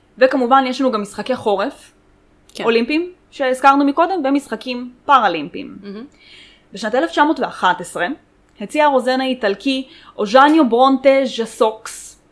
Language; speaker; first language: Hebrew; early bilingual, other home language; Russian